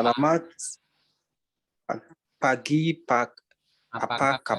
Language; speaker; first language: Indonesian; non-native, learner; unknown